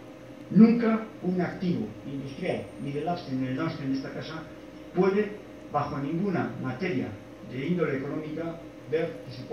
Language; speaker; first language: Spanish; native; Spanish